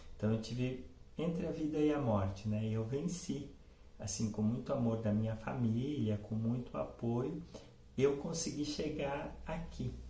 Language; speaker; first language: Portuguese; native; Portuguese